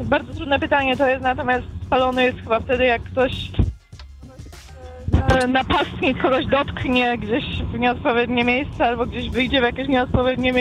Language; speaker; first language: Polish; native; Polish